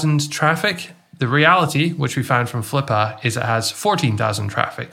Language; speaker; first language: English; native; English